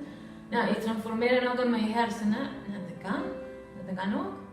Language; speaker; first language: Dutch; non-native, learner; Spanish